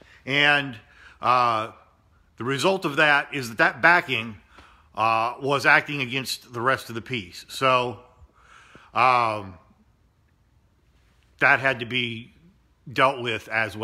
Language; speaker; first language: English; native; English